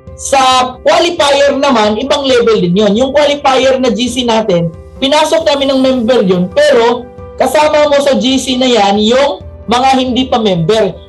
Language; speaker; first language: Filipino; non-native, local second language; Cebuano